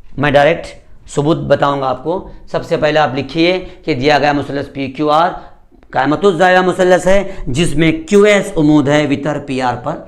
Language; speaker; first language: Urdu; native; Urdu